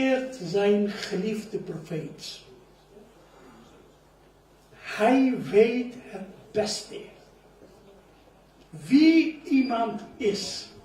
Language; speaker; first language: Dutch; non-native, fluent; Urdu